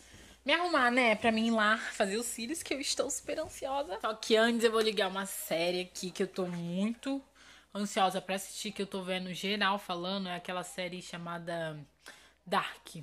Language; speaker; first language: Portuguese; native; Portuguese